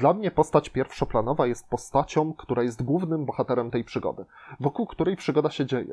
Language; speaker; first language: Polish; native; Polish